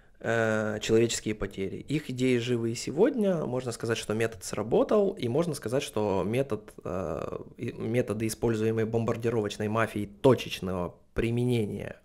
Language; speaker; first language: Russian; native; Russian